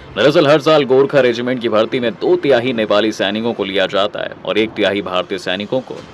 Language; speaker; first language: Hindi; native; Hindi